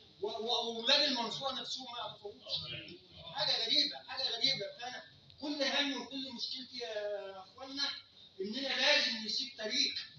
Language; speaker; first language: Arabic; native; Arabic